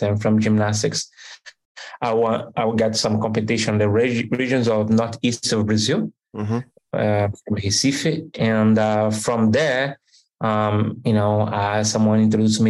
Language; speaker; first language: English; non-native, fluent; Portuguese